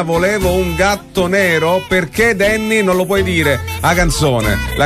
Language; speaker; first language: Italian; native; Italian